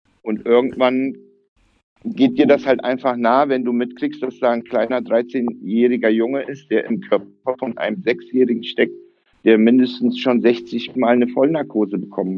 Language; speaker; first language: German; early bilingual, other home language; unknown